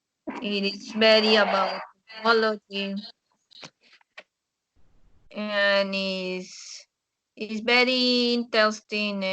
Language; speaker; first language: English; non-native, learner; Spanish